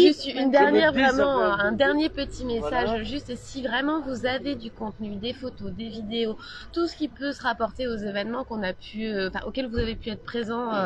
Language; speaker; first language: French; native; French